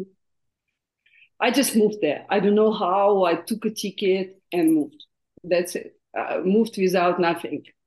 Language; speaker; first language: English; non-native, fluent; Russian